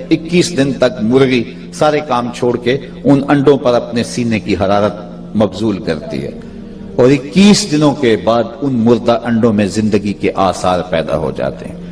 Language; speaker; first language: Urdu; non-native, local second language; Punjabi